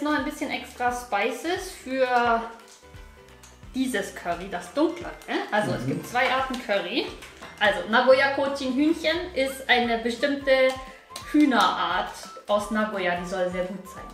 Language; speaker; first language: German; native; German